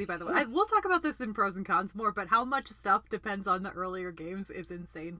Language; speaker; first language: English; native; English